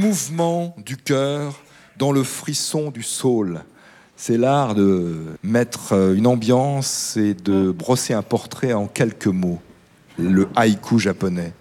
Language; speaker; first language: French; native; French